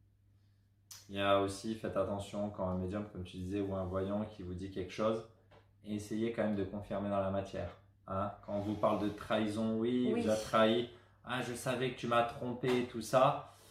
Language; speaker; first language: French; native; French